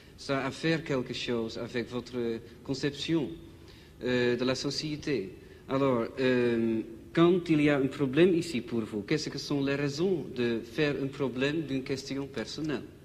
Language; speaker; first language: French; non-native, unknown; Dutch